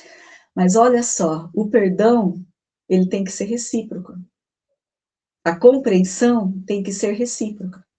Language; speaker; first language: Portuguese; native; Portuguese